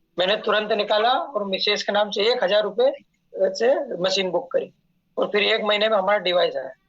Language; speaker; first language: Hindi; native; Hindi